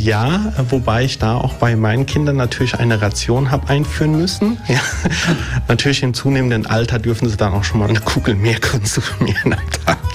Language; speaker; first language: German; early bilingual, other home language; Italian